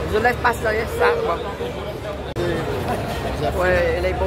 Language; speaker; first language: French; non-native, fluent; Vietnamese